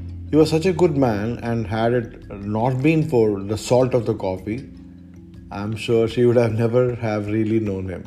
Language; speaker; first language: English; non-native, local second language; Malayalam